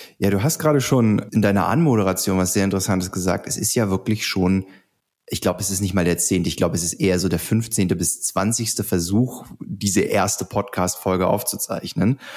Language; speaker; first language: German; native; German